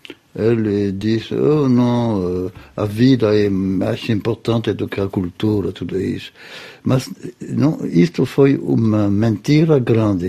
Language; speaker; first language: Portuguese; non-native, fluent; French